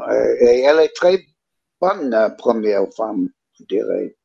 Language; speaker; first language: French; non-native, learner; English